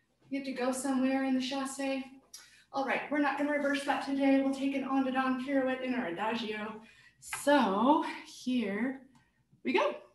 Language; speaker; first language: English; native; English